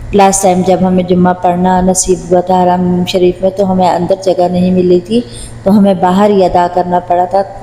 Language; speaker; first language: Urdu; non-native, local second language; Punjabi